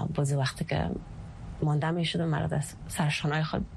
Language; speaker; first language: Persian; early bilingual, heritage; Persian